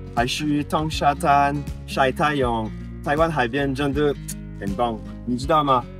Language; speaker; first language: Chinese; non-native, fluent; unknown